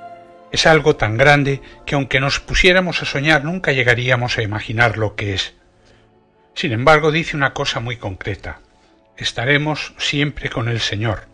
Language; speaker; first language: Spanish; native; Spanish